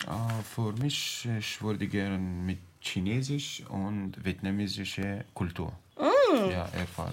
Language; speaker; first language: German; non-native, learner; Arabic